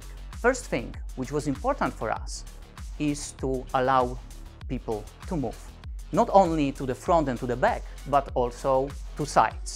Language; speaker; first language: English; non-native, fluent; Polish